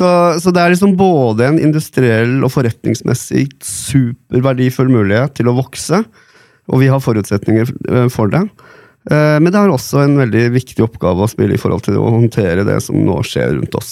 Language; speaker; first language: Norwegian; native; Norwegian